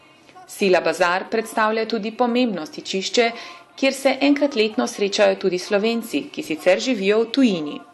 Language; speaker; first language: Slovenian; native; Slovenian